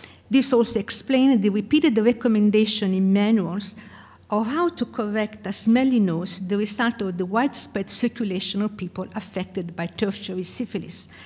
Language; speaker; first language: English; non-native, fluent; Italian